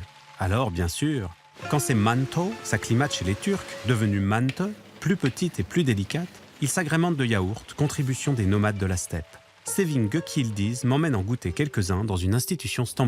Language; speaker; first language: French; native; French